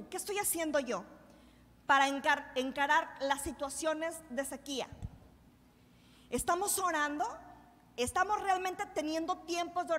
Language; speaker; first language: Spanish; native; Spanish